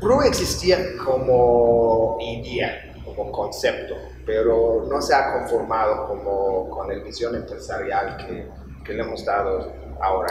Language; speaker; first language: Spanish; non-native, fluent; English